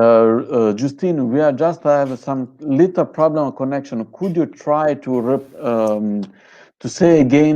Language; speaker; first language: English; non-native, fluent; Italian